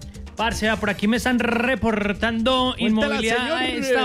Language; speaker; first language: Spanish; native; Spanish